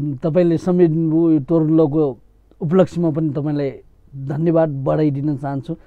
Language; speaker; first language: Nepali; non-native, local second language; Newari